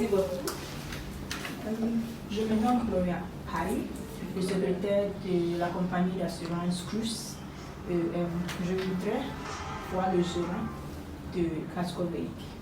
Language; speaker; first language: French; non-native, learner; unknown